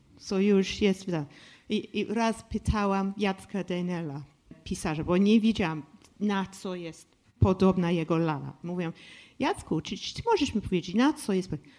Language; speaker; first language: Polish; non-native, fluent; English